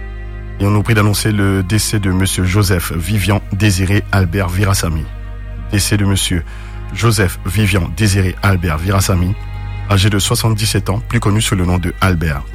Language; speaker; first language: French; non-native, local second language; Morisyen